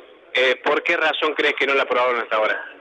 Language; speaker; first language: Spanish; native; Spanish